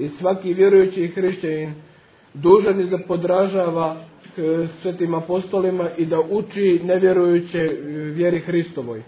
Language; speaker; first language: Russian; non-native, learner; Serbian